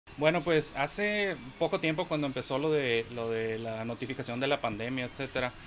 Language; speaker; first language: Spanish; native; Spanish